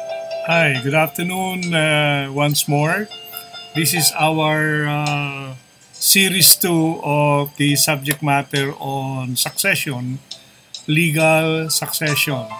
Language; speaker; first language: English; non-native, local second language; Filipino